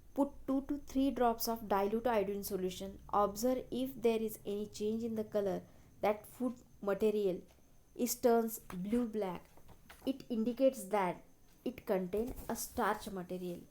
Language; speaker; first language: English; non-native, local second language; Marathi